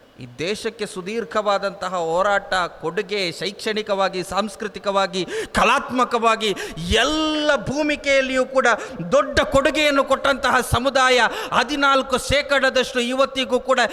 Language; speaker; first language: Kannada; non-native, local second language; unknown